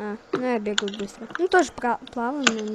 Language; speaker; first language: Russian; native; Russian